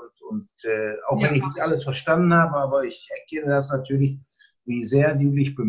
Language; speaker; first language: German; native; German